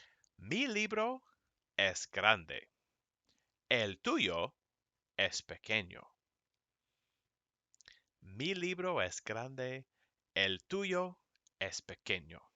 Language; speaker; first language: Spanish; non-native, fluent; English